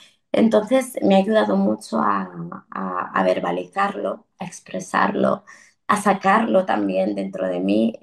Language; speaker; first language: Spanish; early bilingual, other home language; Arabic